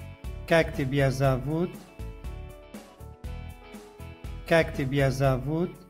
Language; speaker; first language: Russian; non-native, learner; Arabic